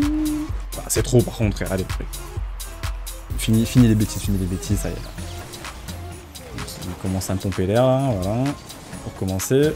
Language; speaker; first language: French; native; French